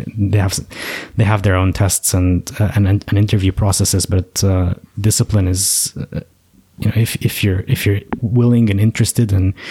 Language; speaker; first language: English; native; English